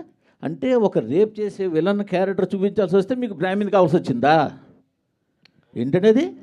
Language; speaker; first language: Telugu; native; Telugu